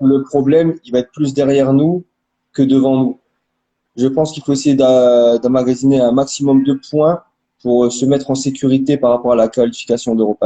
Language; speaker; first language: French; native; French